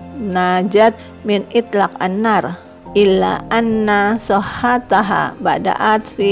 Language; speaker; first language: Arabic; non-native, fluent; Indonesian